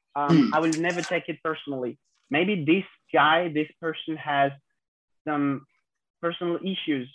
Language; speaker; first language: English; non-native, fluent; French